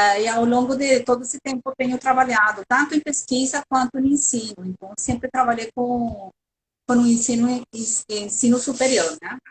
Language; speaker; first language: Portuguese; non-native, fluent; Spanish